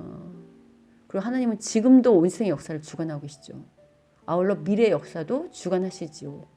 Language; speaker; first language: Korean; native; Korean